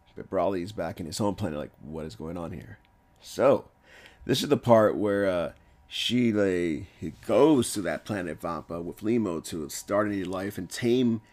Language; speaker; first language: English; early bilingual, other home language; Spanish